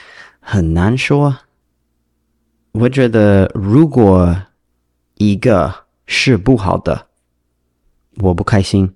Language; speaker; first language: Chinese; non-native, learner; English